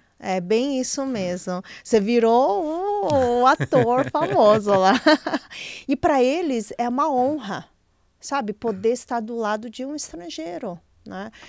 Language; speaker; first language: Portuguese; early bilingual, other home language; Chinese